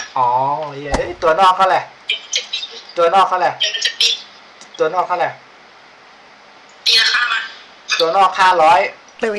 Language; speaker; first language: Thai; native; Thai